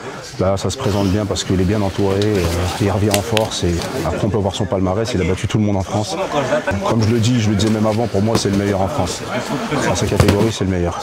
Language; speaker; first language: French; native; French